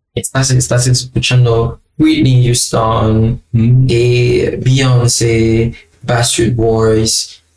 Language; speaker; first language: Spanish; non-native, fluent; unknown